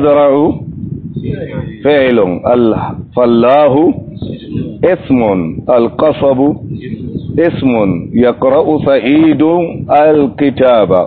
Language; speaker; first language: Arabic; non-native, fluent; Hausa